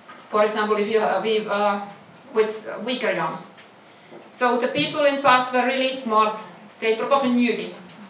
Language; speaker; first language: English; non-native, fluent; Finnish